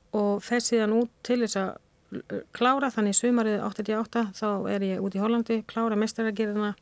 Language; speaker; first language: Icelandic; non-native, fluent; Spanish